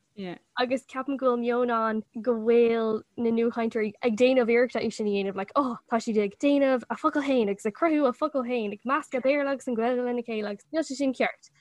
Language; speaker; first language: Irish; non-native, local second language; English